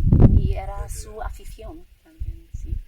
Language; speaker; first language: Spanish; non-native, fluent; Polish